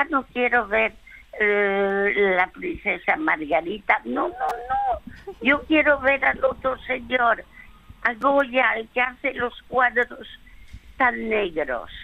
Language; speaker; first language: Spanish; early bilingual, other home language; French